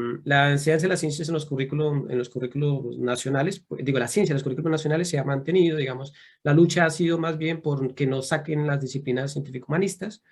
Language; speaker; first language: Spanish; native; Spanish